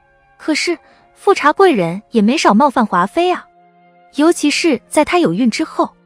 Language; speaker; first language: Chinese; native; Chinese